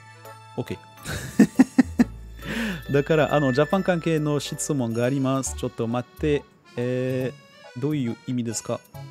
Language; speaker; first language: Japanese; non-native, learner; French